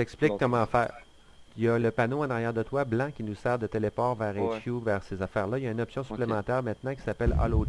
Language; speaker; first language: French; native; French